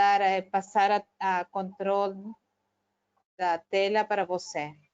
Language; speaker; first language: Portuguese; non-native, fluent; Spanish